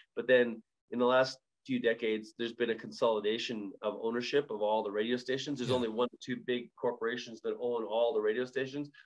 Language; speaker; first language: English; native; English